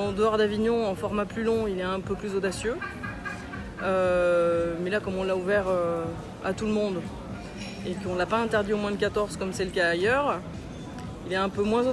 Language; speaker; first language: French; native; French